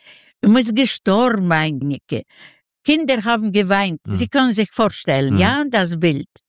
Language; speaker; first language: German; non-native, fluent; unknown